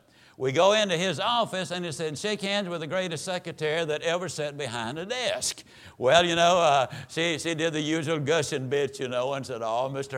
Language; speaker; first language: English; native; English